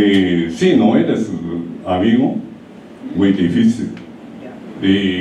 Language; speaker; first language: Spanish; non-native, learner; Japanese